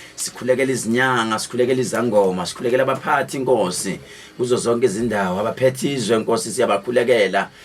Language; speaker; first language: Zulu; native; Zulu